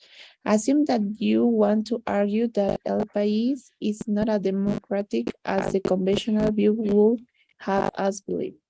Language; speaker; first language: English; non-native, learner; Spanish